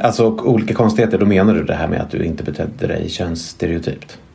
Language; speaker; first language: Swedish; native; Swedish